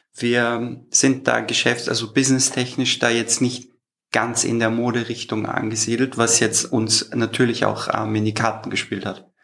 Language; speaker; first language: German; early bilingual, other home language; Turkish